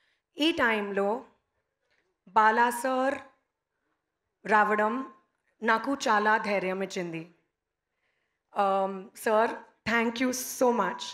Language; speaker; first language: Telugu; non-native, learner; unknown